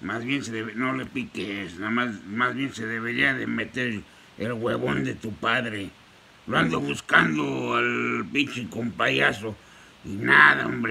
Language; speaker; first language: Spanish; native; Spanish